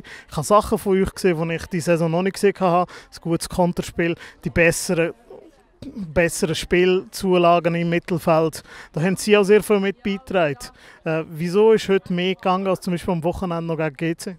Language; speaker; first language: German; native; German